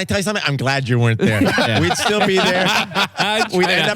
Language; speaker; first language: English; native; English